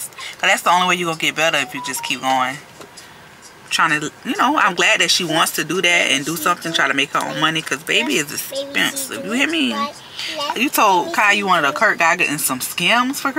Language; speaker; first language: English; native; English